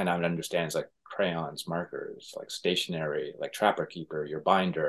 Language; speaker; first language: English; native; English